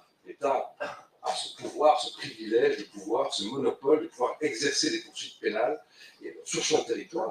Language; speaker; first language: French; native; French